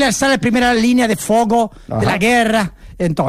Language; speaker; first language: Spanish; native; Spanish